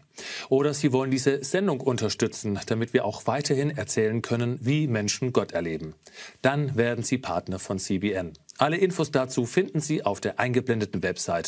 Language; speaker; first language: German; native; German